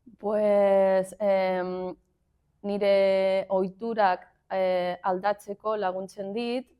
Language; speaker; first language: Basque; non-native, learner; Spanish